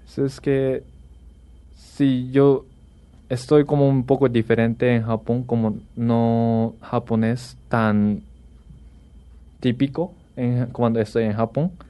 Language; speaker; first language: Spanish; non-native, learner; Japanese